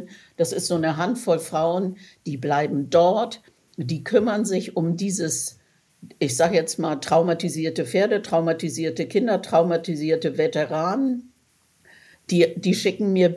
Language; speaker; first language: German; native; German